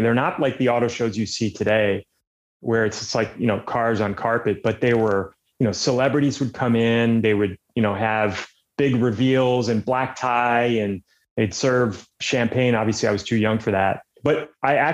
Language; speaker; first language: English; native; English